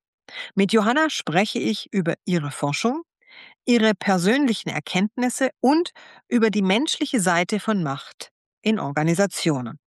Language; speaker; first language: German; native; German